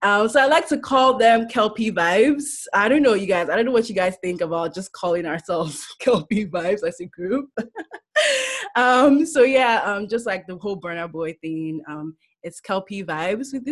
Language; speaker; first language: English; non-native, local second language; Yoruba